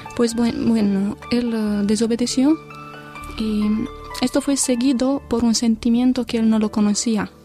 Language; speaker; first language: Spanish; non-native, fluent; Romanian